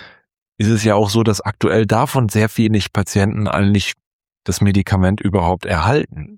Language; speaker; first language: German; native; German